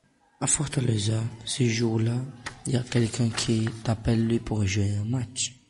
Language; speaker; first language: French; non-native, learner; Portuguese